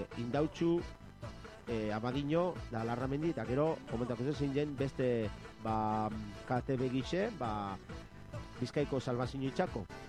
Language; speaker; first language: Basque; native; Basque